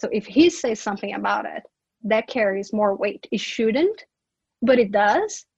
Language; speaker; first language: English; non-native, fluent; Portuguese